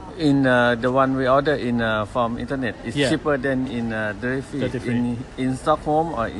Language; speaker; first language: English; non-native, learner; Swedish